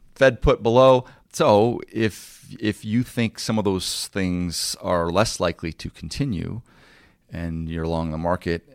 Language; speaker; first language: English; native; English